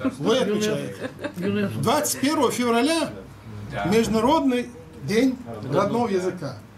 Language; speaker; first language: Russian; non-native, local second language; Chechen